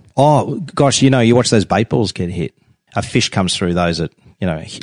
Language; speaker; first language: English; native; English